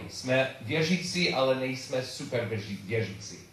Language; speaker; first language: Czech; non-native, learner; English